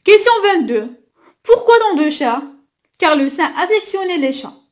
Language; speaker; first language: French; non-native, local second language; Arabic